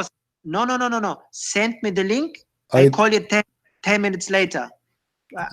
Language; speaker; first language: English; non-native, learner; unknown